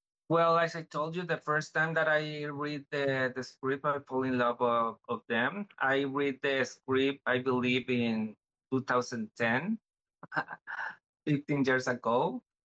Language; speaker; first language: English; non-native, learner; Spanish